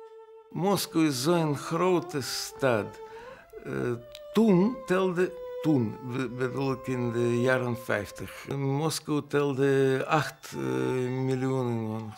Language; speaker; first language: Dutch; non-native, fluent; Russian